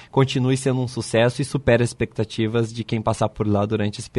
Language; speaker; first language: Portuguese; native; Portuguese